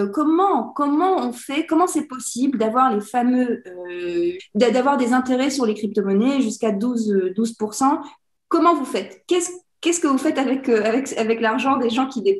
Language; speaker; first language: French; native; French